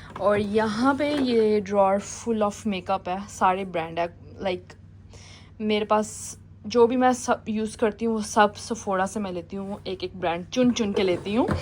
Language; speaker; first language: Urdu; native; Urdu